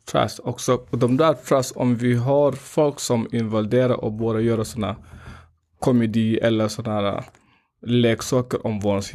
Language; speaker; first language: Swedish; non-native, fluent; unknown